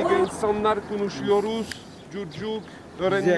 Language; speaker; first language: Turkish; non-native, learner; French